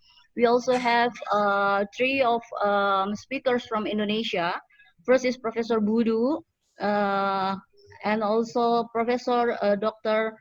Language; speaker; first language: English; non-native, fluent; Indonesian